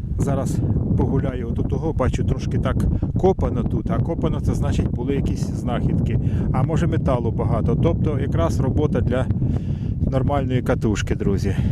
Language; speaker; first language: Ukrainian; non-native, local second language; Russian